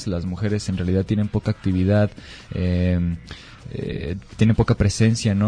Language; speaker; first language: Spanish; native; Spanish